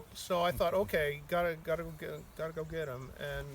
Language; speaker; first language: English; native; English